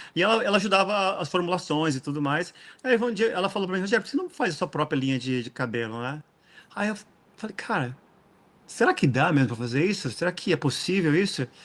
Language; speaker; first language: Portuguese; native; Portuguese